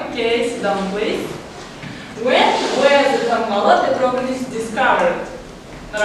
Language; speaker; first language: English; non-native, learner; Kazakh